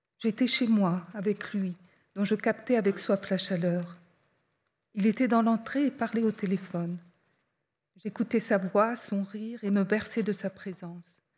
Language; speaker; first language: French; native; French